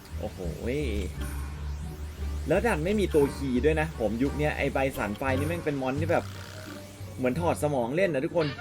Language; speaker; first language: Thai; native; Thai